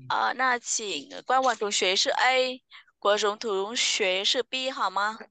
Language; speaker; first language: Chinese; non-native, fluent; Vietnamese